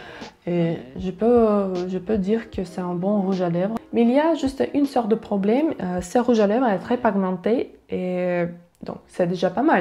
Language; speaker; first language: French; non-native, learner; Russian